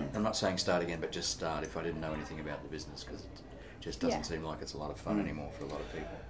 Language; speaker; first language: English; native; English